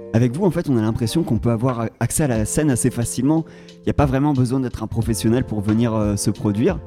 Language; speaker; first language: French; native; French